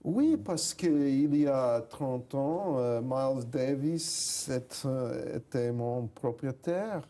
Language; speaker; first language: French; non-native, fluent; English